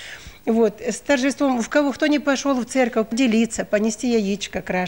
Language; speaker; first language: Russian; native; Russian